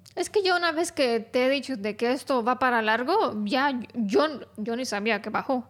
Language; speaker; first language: Spanish; non-native, fluent; Romanian